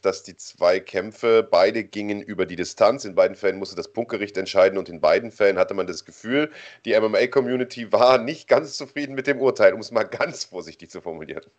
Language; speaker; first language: German; native; German